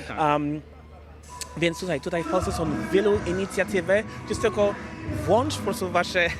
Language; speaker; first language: Polish; non-native, fluent; English